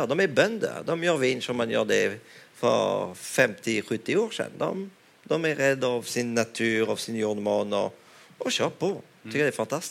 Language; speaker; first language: Swedish; non-native, fluent; French